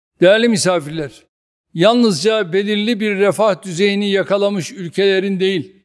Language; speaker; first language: Turkish; native; Turkish